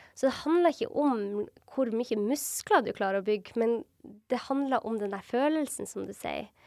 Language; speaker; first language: Norwegian; native; Norwegian